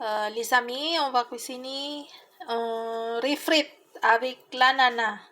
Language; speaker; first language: French; non-native, learner; Filipino